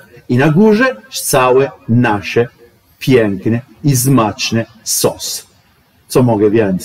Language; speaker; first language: Polish; non-native, learner; Italian